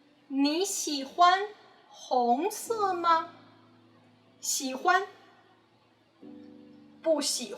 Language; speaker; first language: Chinese; non-native, fluent; English